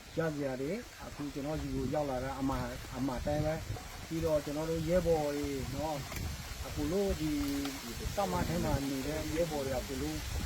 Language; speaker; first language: Burmese; non-native, local second language; Karen languages